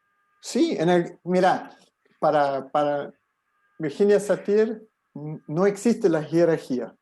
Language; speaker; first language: Spanish; non-native, fluent; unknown